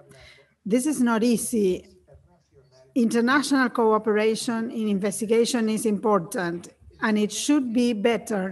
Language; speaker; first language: English; non-native, fluent; Spanish